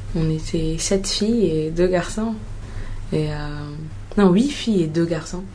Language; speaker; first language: French; non-native, local second language; Bambara